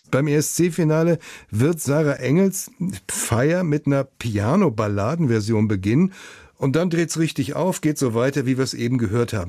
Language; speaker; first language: German; native; German